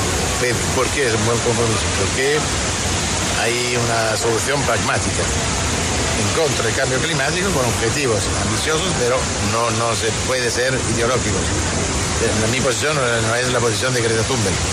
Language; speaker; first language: Spanish; non-native, fluent; Italian